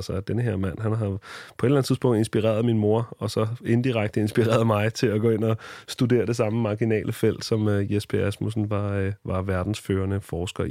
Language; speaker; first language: Danish; native; Danish